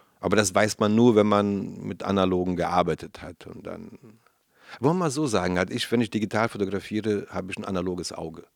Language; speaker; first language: German; native; German